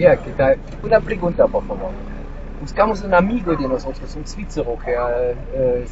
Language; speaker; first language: Spanish; non-native, learner; German